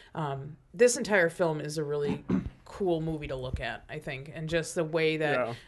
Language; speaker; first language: English; native; English